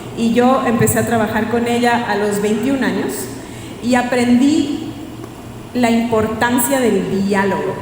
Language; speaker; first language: Spanish; native; Spanish